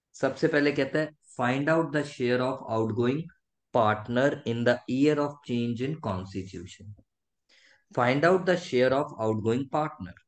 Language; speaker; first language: Hindi; native; Hindi